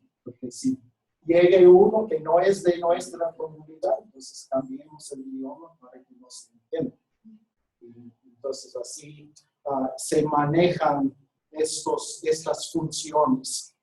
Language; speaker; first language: Spanish; non-native, fluent; English